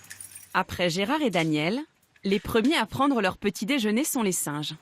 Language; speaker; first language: French; native; French